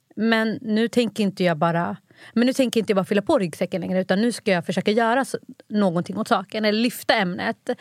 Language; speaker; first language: Swedish; early bilingual, other home language; Somali